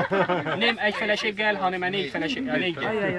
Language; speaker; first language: Hungarian; non-native, learner; Arabic